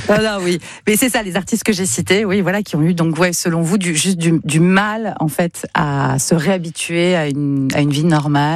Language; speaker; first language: French; native; French